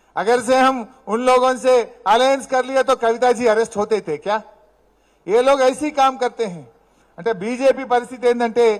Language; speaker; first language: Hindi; non-native, local second language; Telugu